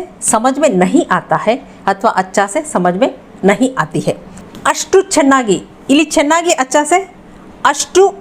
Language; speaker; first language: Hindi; non-native, local second language; Kannada